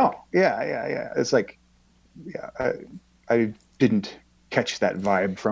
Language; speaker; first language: English; native; English